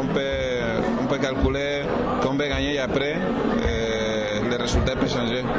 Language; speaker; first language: French; non-native, learner; Spanish